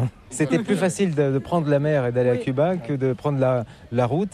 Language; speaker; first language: French; native; French